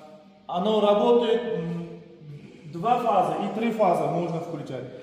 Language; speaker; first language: Russian; non-native, learner; Uzbek